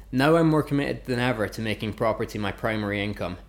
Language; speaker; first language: English; native; English